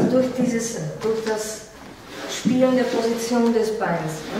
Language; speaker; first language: German; native; German